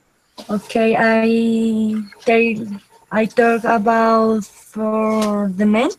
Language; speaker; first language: English; non-native, learner; Spanish